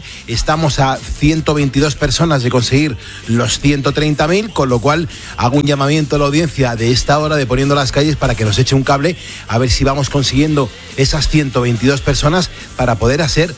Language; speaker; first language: Spanish; native; Spanish